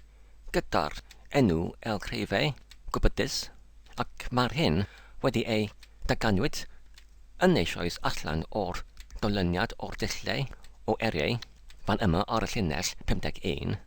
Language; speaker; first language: Welsh; non-native, fluent; English